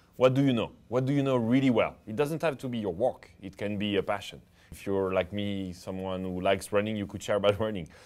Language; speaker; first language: English; non-native, fluent; French